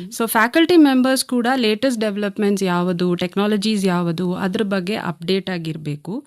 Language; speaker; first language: Kannada; native; Kannada